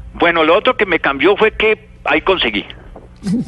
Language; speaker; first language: Spanish; native; Spanish